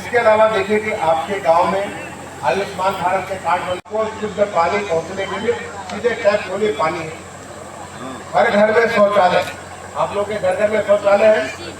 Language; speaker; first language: Hindi; native; Hindi